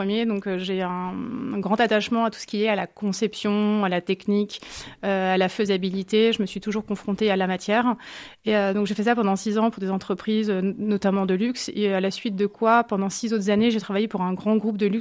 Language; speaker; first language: French; native; French